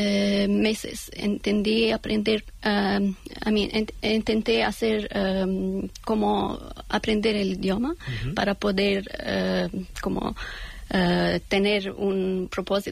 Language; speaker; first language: Spanish; non-native, learner; Persian